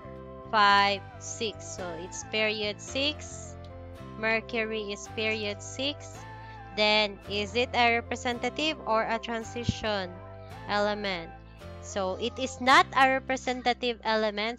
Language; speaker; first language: English; non-native, local second language; Cebuano